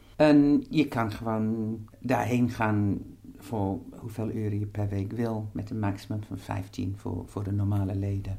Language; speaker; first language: Dutch; non-native, fluent; English